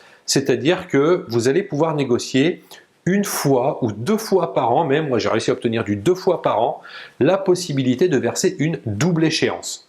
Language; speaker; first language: French; native; French